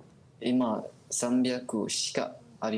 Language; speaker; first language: Japanese; non-native, learner; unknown